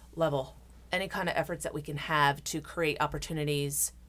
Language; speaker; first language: English; native; English